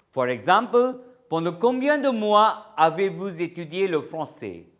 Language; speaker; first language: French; non-native, fluent; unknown